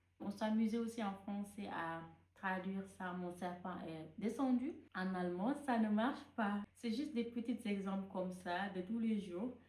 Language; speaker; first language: French; non-native, local second language; Wolof